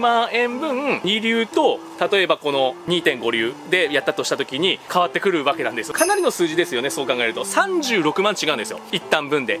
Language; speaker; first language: Japanese; native; Japanese